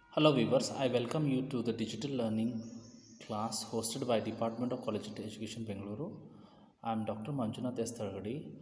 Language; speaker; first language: English; non-native, local second language; Kannada